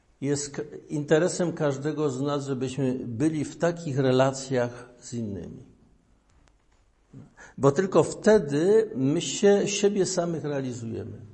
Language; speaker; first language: Polish; native; Polish